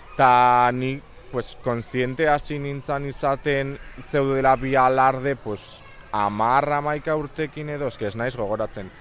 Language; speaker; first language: Basque; non-native, local second language; Spanish